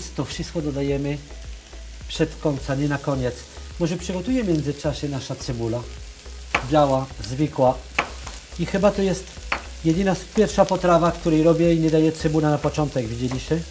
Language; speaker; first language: Polish; non-native, learner; French